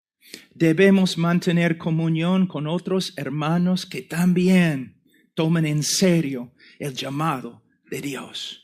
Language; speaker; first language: Spanish; non-native, fluent; English